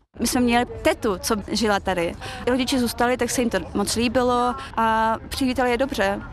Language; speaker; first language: Czech; early bilingual, other home language; Chechen